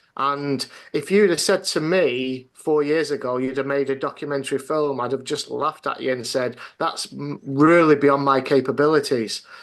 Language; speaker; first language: English; native; English